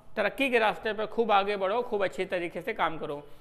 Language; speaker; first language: Hindi; native; Hindi